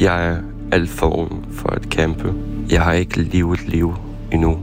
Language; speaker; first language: Danish; non-native, fluent; Ukrainian